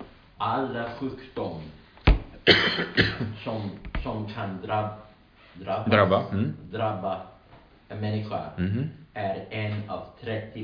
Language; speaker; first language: Swedish; non-native, learner; English